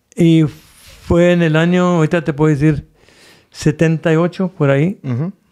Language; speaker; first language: Spanish; native; Spanish